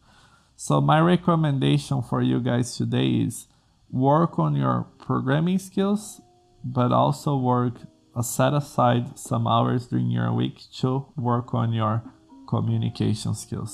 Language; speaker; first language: English; non-native, fluent; Portuguese